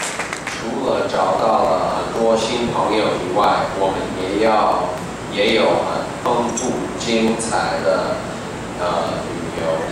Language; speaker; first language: Chinese; non-native, fluent; English